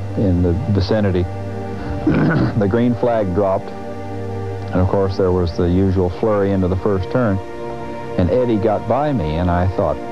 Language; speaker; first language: English; native; English